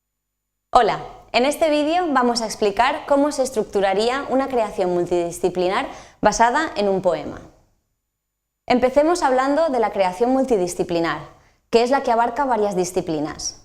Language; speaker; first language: Spanish; native; Spanish